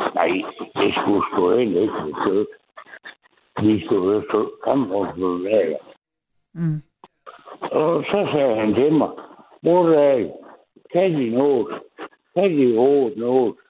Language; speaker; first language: Danish; native; Danish